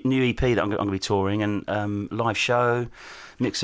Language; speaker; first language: English; native; English